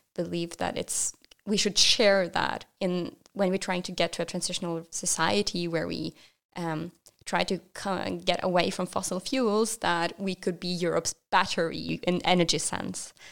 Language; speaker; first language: English; non-native, fluent; Norwegian